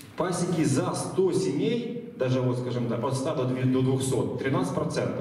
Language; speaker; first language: Russian; native; Russian